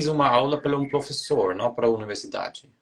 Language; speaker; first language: Portuguese; non-native, fluent; German